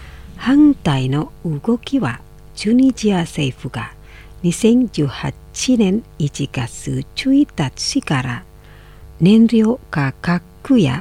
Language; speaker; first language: Japanese; non-native, fluent; Indonesian